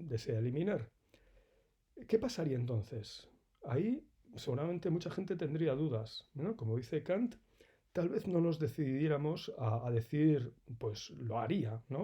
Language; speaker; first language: Spanish; native; Spanish